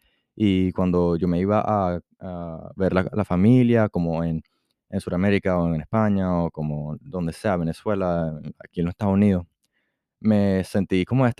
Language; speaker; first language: Spanish; early bilingual, heritage; Spanish